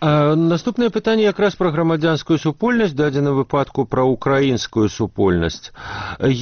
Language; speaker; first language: Belarusian; native; Belarusian